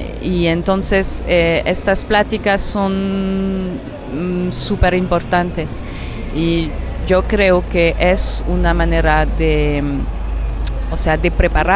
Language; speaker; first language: Spanish; non-native, fluent; French